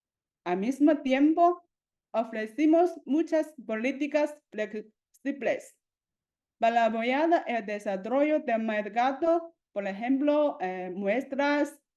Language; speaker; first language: Spanish; non-native, fluent; Chinese